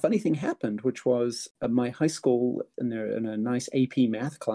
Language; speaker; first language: English; native; English